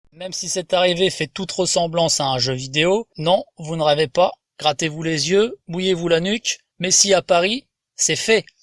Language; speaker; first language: French; native; French